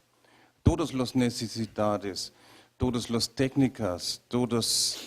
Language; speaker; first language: Spanish; non-native, fluent; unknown